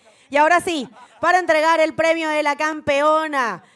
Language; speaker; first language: Spanish; native; Spanish